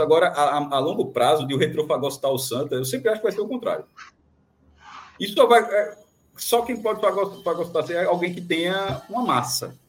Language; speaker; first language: Portuguese; native; Portuguese